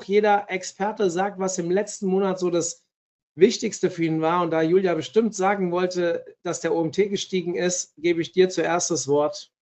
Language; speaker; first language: German; native; German